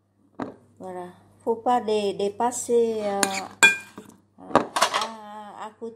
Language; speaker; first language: French; non-native, learner; Vietnamese